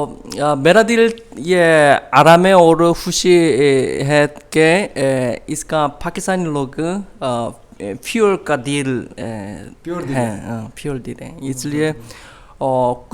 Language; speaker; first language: Urdu; non-native, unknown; Korean